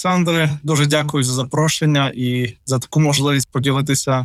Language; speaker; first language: Ukrainian; non-native, local second language; Russian